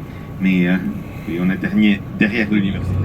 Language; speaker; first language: French; non-native, fluent; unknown